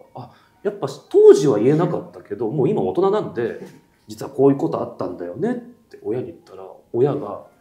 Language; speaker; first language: Japanese; native; Japanese